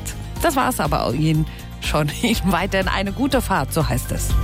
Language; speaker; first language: German; native; German